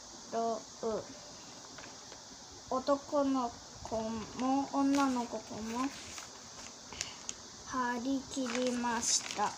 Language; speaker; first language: Japanese; early bilingual, heritage; Korean